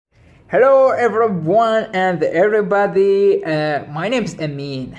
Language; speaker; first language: English; non-native, local second language; Arabic